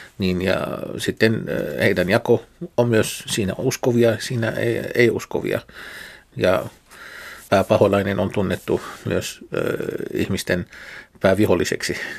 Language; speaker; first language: Finnish; non-native, fluent; Arabic